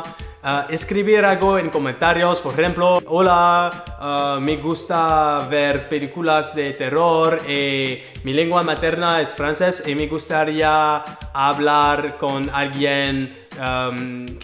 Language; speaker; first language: Spanish; non-native, learner; French